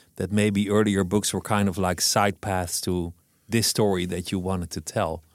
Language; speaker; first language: English; non-native, fluent; Dutch